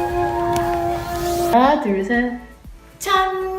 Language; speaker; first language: Korean; non-native, learner; Indonesian